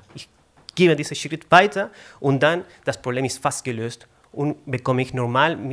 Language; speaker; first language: German; non-native, fluent; Spanish